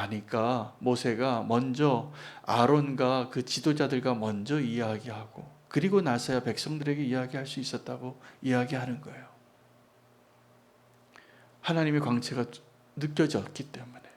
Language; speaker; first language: Korean; native; Korean